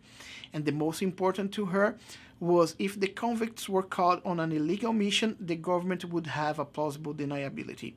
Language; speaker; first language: English; non-native, fluent; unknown